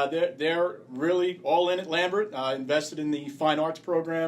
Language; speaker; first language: English; native; English